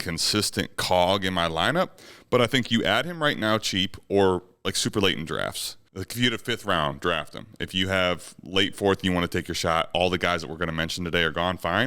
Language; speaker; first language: English; native; English